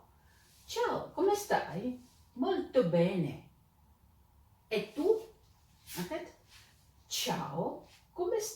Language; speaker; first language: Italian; non-native, fluent; Georgian